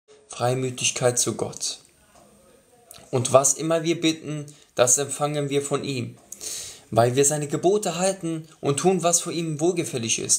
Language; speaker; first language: German; native; German